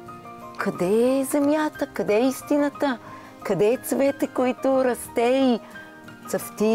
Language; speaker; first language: Bulgarian; non-native, fluent; Hebrew